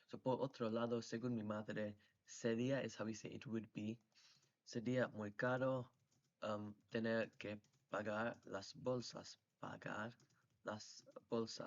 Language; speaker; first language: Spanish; non-native, fluent; English